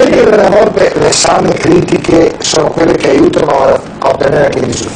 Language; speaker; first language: Italian; native; Italian